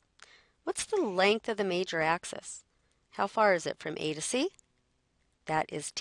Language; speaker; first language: English; native; English